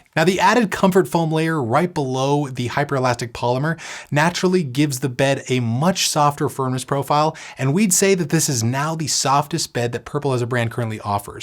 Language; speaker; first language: English; native; English